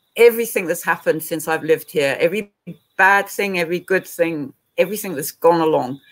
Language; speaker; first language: English; native; English